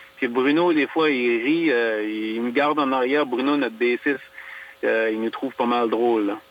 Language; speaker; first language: French; native; French